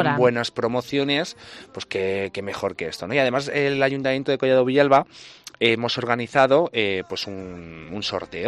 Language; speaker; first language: Spanish; native; Spanish